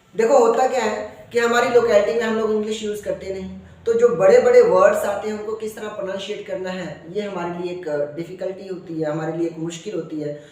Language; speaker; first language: Hindi; non-native, local second language; Punjabi